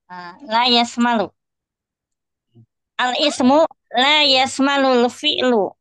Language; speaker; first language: Arabic; non-native, learner; Indonesian